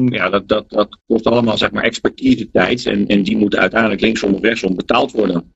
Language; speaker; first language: Dutch; native; Dutch